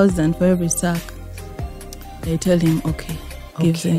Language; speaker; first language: English; non-native, local second language; Ganda